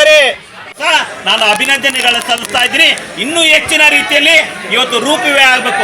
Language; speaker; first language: Kannada; native; Kannada